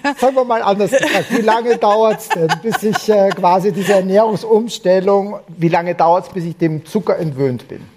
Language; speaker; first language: German; native; German